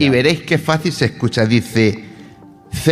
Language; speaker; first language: Spanish; native; Spanish